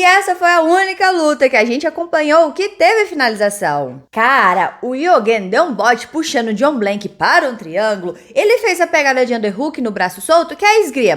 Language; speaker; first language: Portuguese; native; Portuguese